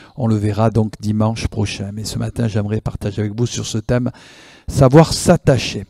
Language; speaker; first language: French; native; French